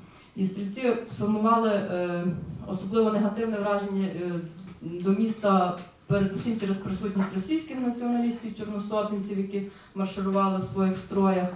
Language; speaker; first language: Ukrainian; native; Ukrainian